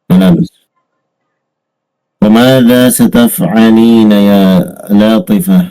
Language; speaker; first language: Arabic; non-native, learner; Indonesian